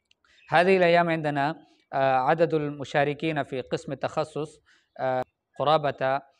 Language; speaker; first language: Arabic; non-native, fluent; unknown